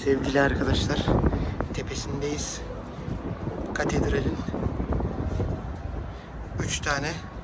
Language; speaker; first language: Turkish; native; Turkish